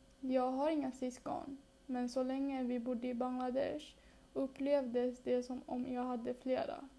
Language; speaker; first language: Swedish; early bilingual, other home language; Bangla